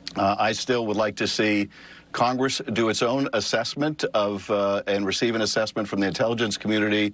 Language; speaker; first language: English; native; English